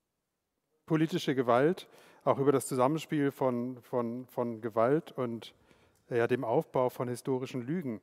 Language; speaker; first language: German; native; German